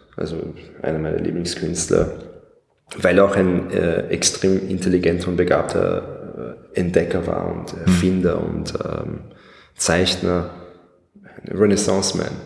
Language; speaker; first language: German; early bilingual, other home language; Persian